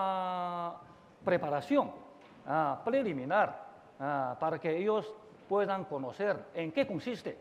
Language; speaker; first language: Spanish; non-native, fluent; Chinese